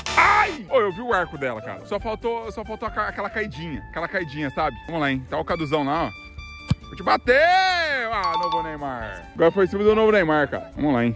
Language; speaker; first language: Portuguese; native; Portuguese